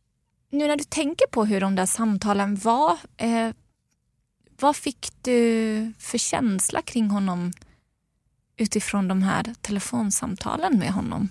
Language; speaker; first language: Swedish; native; Swedish